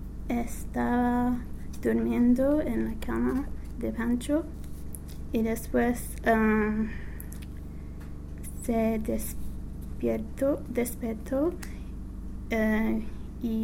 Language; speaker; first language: Spanish; non-native, learner; English